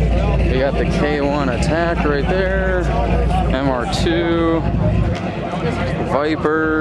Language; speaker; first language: English; native; English